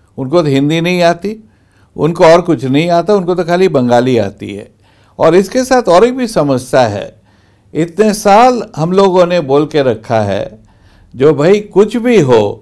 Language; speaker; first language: Hindi; non-native, local second language; Bangla